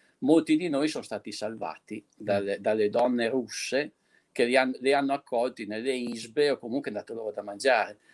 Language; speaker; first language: Italian; native; Italian